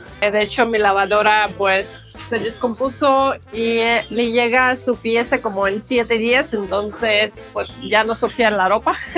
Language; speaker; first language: Spanish; non-native, fluent; Russian